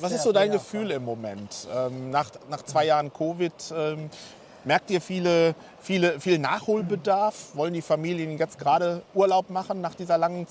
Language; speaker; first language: German; native; German